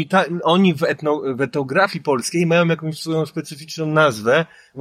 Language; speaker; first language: Polish; native; Polish